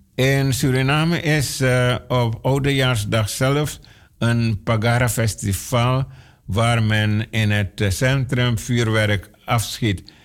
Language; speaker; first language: Dutch; native; Dutch